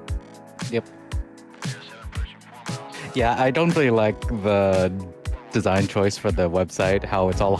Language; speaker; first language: English; native; English